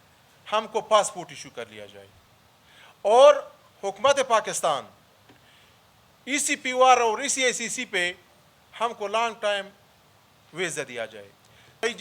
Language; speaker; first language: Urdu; early bilingual, other home language; Pashto